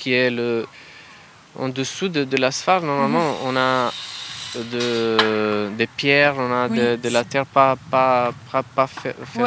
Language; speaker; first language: French; non-native, learner; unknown